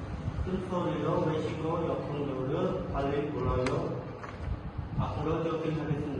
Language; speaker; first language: Korean; non-native, learner; Khmer